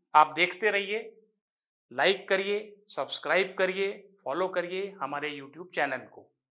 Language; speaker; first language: Hindi; native; Hindi